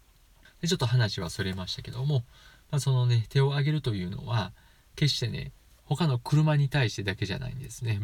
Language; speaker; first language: Japanese; native; Japanese